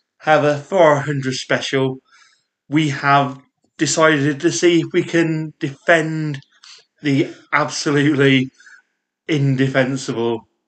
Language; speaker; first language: English; native; English